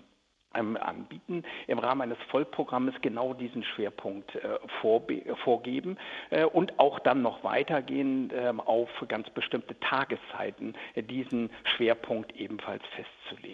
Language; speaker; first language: German; native; German